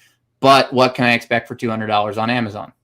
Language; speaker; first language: English; native; English